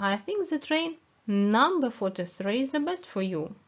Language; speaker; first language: English; non-native, fluent; Ukrainian